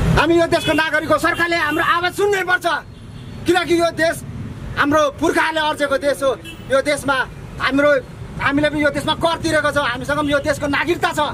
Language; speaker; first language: Nepali; non-native, local second language; Limbu